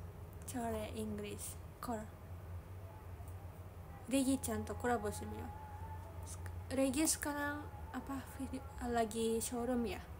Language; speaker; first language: Indonesian; non-native, learner; Japanese